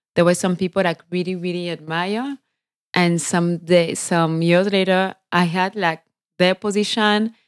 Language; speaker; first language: English; non-native, fluent; French